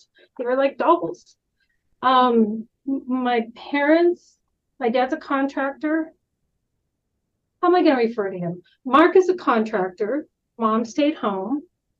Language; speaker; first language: English; native; English